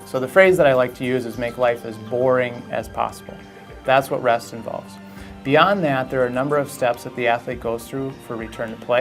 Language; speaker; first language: English; native; English